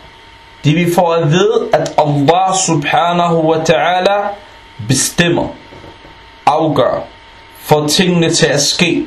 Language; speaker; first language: Danish; non-native, fluent; Arabic